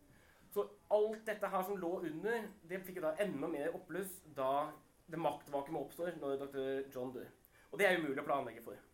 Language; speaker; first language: Norwegian; native; Norwegian